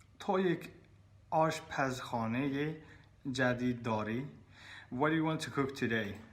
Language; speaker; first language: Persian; non-native, learner; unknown